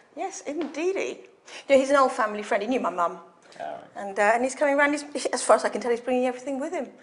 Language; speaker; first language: English; native; English